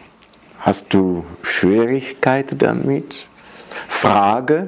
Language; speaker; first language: German; non-native, fluent; Dutch